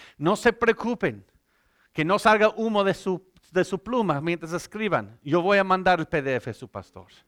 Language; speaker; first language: Spanish; non-native, fluent; English